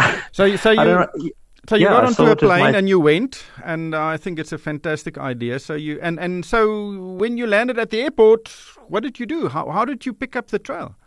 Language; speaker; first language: English; non-native, local second language; Afrikaans